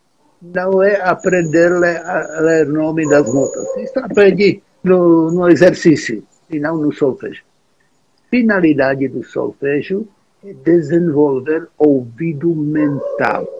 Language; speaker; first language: Portuguese; non-native, fluent; Czech